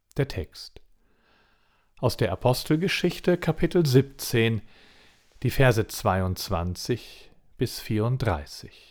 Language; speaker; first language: German; native; German